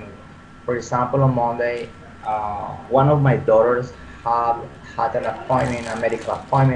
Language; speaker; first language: English; non-native, learner; Spanish